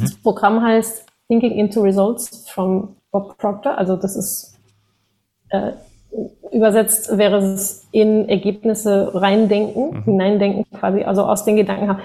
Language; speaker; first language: German; non-native, fluent; Spanish